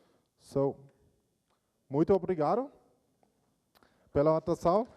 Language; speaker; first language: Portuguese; non-native, learner; German